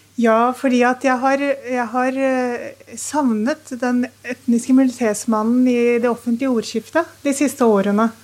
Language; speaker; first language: Norwegian; early bilingual, other home language; Urdu